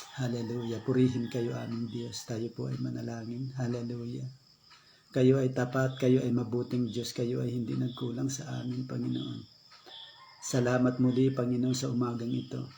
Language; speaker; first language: Filipino; native; Filipino